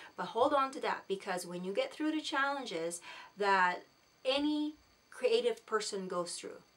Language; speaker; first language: English; non-native, local second language; Filipino